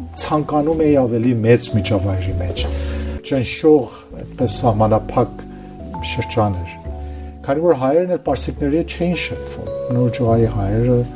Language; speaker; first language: Armenian; early bilingual, heritage; Armenian